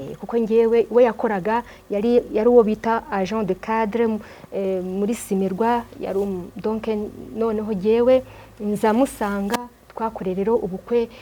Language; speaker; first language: Kinyarwanda; early bilingual, heritage; Kinyarwanda